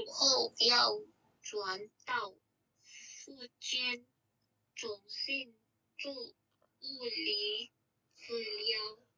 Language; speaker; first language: Chinese; non-native, learner; Indonesian